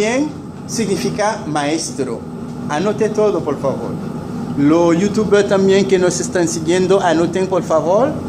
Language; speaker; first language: Spanish; non-native, fluent; Haitian Creole